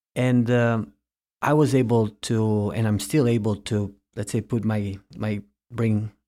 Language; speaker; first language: English; early bilingual, heritage; Italian